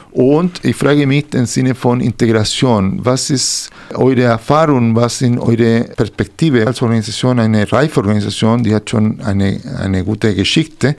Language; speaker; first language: German; non-native, fluent; Spanish